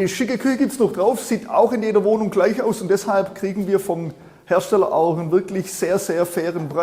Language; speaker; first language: German; native; German